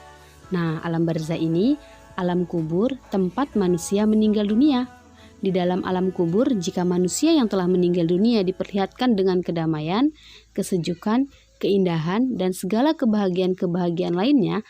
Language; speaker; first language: Indonesian; native; Indonesian